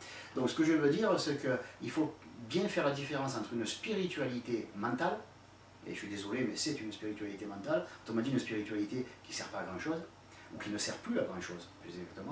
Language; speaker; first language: French; native; French